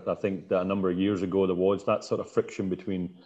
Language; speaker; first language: English; native; English